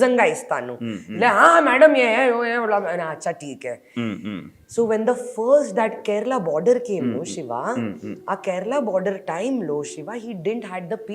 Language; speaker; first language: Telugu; non-native, local second language; Hindi